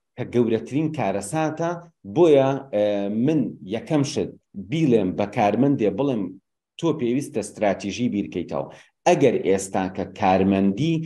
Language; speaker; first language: Central Kurdish; native; Central Kurdish